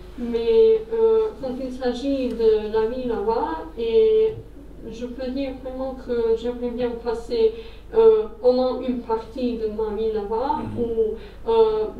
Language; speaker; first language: French; non-native, fluent; Serbian